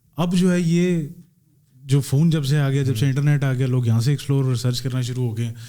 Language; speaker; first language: Urdu; non-native, local second language; Punjabi